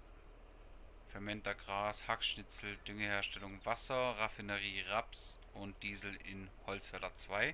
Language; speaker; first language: German; native; German